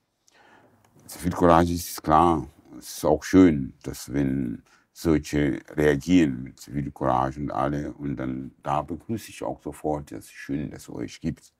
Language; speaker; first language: German; non-native, local second language; Portuguese